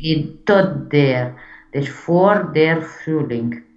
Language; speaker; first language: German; non-native, learner; Romanian